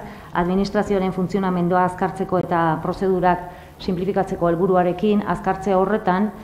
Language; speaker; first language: Basque; native; Basque